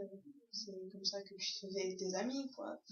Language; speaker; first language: French; early bilingual, other home language; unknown